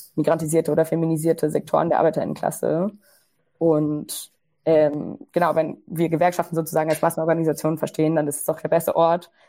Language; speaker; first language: German; native; German